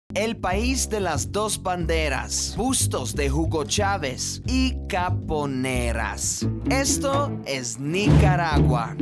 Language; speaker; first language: Spanish; non-native, fluent; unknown